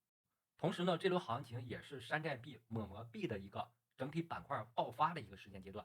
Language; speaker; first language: Chinese; native; Chinese